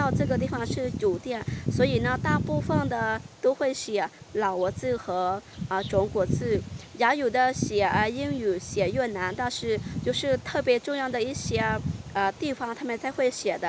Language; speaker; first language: Chinese; non-native, fluent; Lao